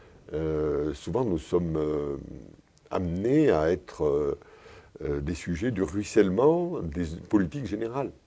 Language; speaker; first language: French; native; French